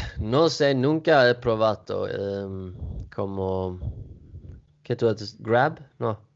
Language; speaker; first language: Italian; non-native, learner; Swedish